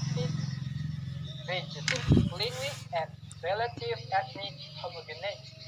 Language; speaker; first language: English; non-native, learner; Indonesian